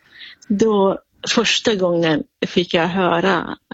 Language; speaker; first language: Swedish; non-native, fluent; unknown